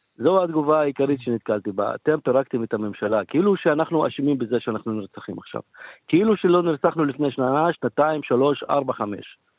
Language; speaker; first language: Hebrew; non-native, local second language; Arabic